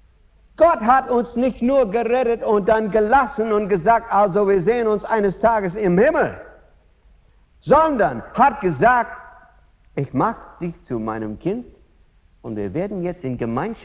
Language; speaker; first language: German; non-native, fluent; English